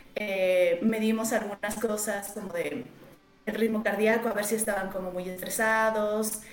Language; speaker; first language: Spanish; native; Spanish